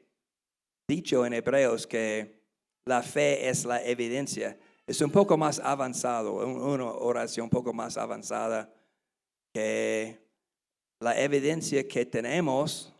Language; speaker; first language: Spanish; non-native, learner; English